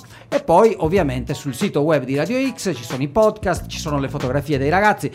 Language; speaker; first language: Italian; native; Italian